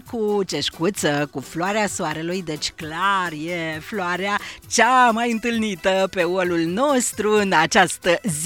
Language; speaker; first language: Romanian; native; Romanian